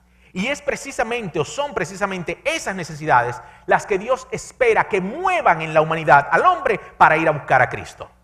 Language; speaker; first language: Spanish; native; Spanish